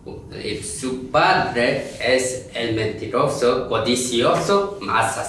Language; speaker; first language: Spanish; non-native, learner; Korean